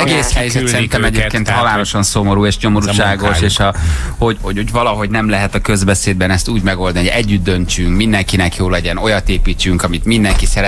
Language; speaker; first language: Hungarian; native; Hungarian